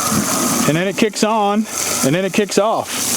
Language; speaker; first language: English; native; English